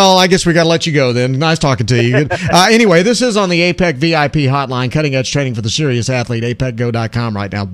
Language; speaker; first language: English; native; English